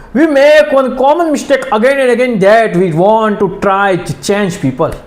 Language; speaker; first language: English; non-native, local second language; Gujarati